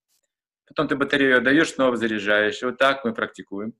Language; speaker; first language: Russian; native; Russian